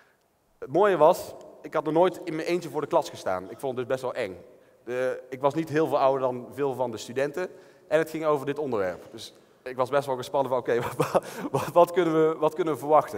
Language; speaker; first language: Dutch; native; Dutch